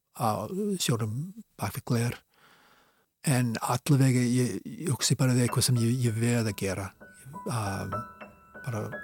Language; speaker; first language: Icelandic; non-native, fluent; English